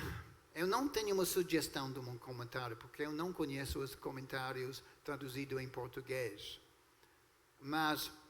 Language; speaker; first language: Portuguese; non-native, fluent; English